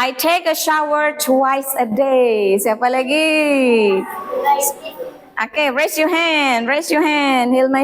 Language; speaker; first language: English; non-native, fluent; Indonesian